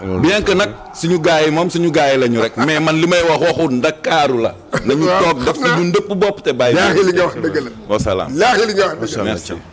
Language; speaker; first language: Wolof; native; Wolof